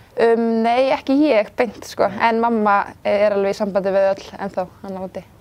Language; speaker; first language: Icelandic; native; Icelandic